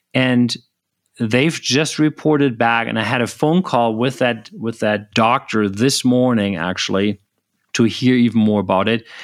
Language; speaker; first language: English; non-native, fluent; German